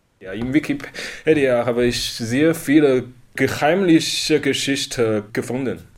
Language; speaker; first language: German; non-native, learner; Chinese